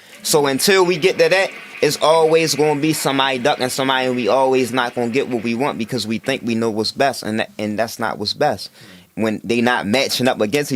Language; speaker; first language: English; native; English